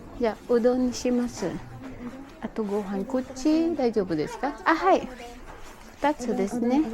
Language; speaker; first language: Japanese; non-native, learner; Filipino